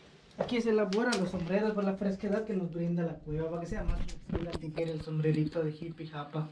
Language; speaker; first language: Spanish; native; Spanish